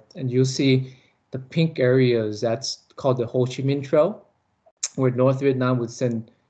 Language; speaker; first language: English; early bilingual, other home language; Lao